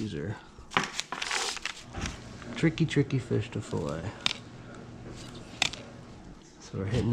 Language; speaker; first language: English; native; English